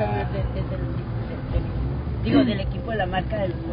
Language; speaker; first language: Spanish; native; Spanish